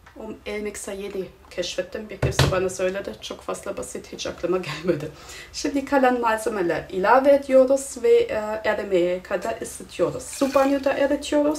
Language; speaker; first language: Turkish; non-native, fluent; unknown